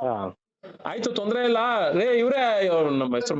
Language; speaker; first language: Kannada; native; Kannada